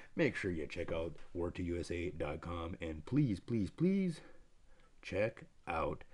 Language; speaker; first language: English; native; English